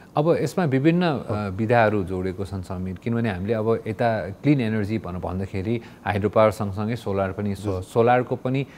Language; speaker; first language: Nepali; native; Nepali